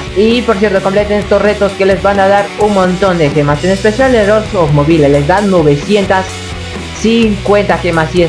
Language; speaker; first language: Spanish; native; Spanish